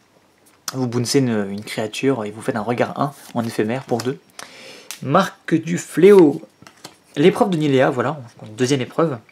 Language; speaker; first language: French; native; French